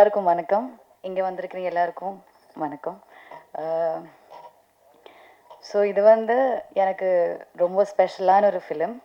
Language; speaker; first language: Tamil; non-native, fluent; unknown